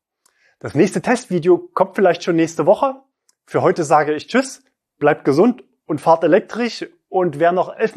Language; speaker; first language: German; native; German